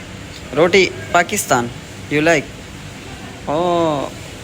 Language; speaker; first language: English; non-native, learner; Urdu